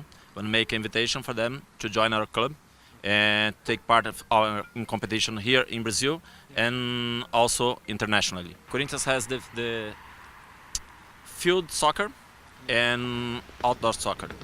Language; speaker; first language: English; non-native, learner; Portuguese